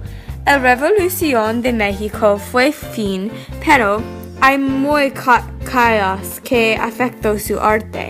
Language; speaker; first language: Spanish; non-native, learner; English